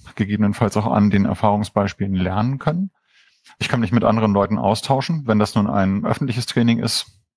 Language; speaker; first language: German; native; German